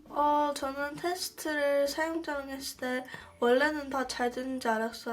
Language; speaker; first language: Korean; early bilingual, heritage; Korean